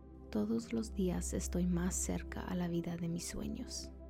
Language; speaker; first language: Spanish; early bilingual, heritage; Spanish